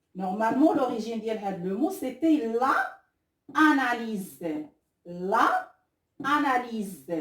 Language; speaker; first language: French; non-native, local second language; Arabic